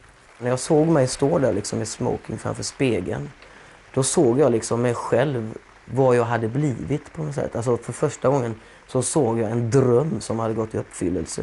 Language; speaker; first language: Swedish; native; Swedish